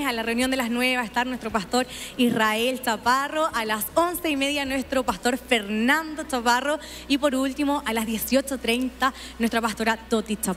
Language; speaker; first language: Spanish; native; Spanish